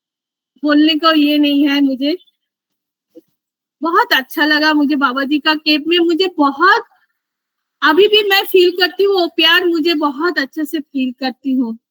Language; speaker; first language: Hindi; non-native, local second language; Bangla